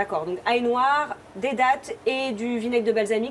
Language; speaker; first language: French; native; French